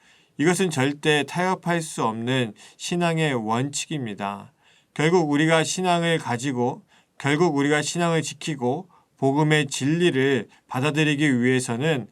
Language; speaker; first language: Korean; native; Korean